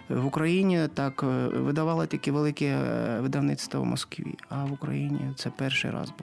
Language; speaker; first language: Ukrainian; non-native, local second language; Russian